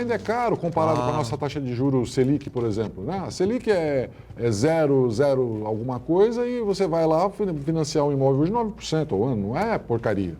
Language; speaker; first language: Portuguese; native; Portuguese